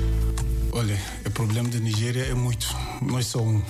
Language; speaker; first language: Portuguese; non-native, learner; Yoruba